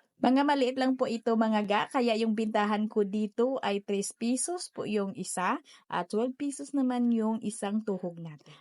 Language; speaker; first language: Filipino; non-native, local second language; Cebuano